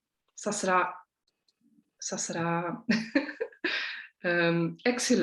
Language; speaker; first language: French; non-native, local second language; Dutch